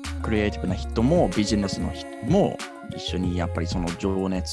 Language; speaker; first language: Japanese; non-native, fluent; English